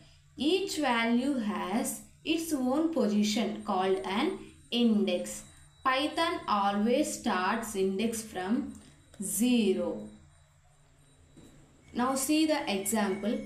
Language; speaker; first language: English; non-native, local second language; Telugu